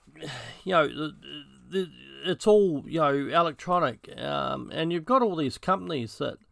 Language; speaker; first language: English; native; English